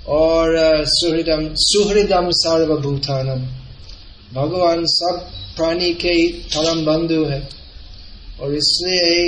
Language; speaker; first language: Hindi; non-native, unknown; English